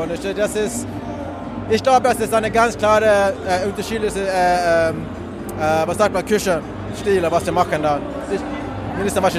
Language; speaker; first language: German; non-native, fluent; Swedish